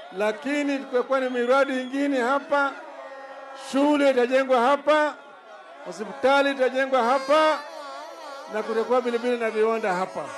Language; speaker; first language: Swahili; non-native, local second language; Luo (Kenya and Tanzania)